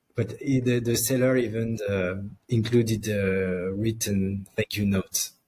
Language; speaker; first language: English; non-native, fluent; French